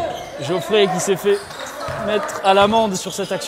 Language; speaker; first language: French; native; French